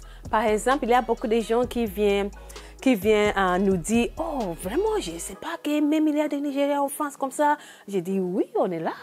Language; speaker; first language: French; non-native, learner; English